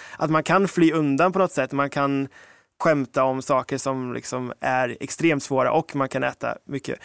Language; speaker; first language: Swedish; early bilingual, other home language; English